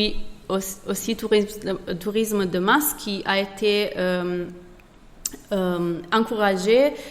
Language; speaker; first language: French; non-native, fluent; Italian